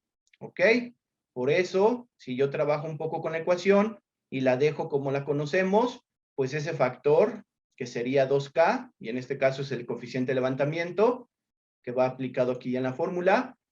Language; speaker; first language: Spanish; native; Spanish